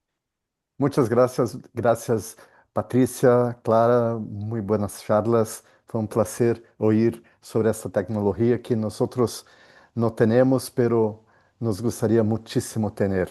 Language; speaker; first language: Spanish; non-native, fluent; Portuguese